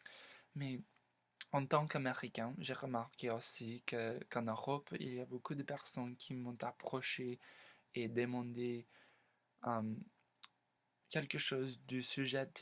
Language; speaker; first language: French; non-native, learner; English